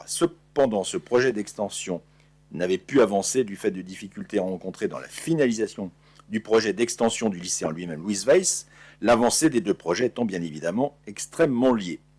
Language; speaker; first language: French; native; French